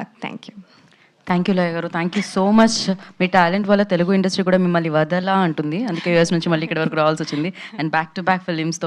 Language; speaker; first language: Telugu; native; Telugu